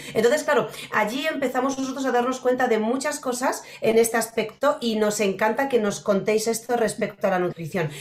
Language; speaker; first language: Spanish; non-native, fluent; Polish